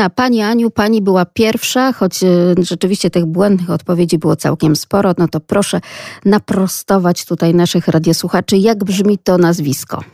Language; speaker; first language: Polish; native; Polish